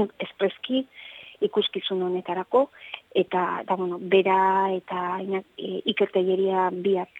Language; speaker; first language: Basque; native; Basque